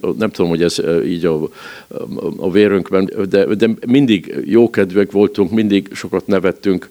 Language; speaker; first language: Hungarian; early bilingual, heritage; Hungarian